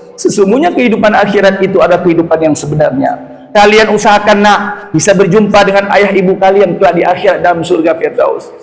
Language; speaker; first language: Indonesian; non-native, local second language; Achinese